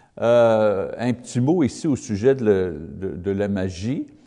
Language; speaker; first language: French; non-native, learner; English